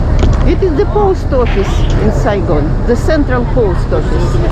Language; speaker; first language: English; non-native, fluent; Russian